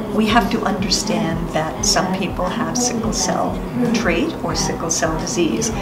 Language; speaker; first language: English; native; English